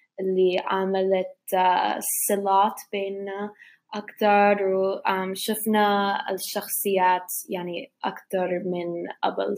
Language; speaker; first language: Arabic; non-native, learner; English